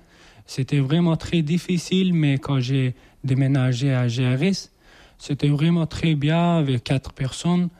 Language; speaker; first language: French; non-native, learner; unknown